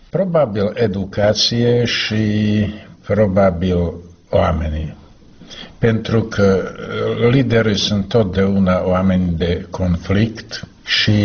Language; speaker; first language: Romanian; non-native, fluent; Slovak